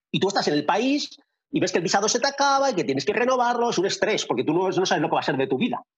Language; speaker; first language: Spanish; native; Spanish